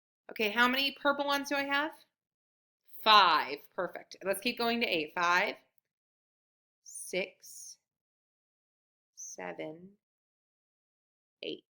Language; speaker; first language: English; native; English